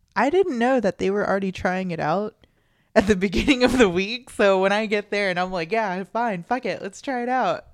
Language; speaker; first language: English; early bilingual, other home language; Filipino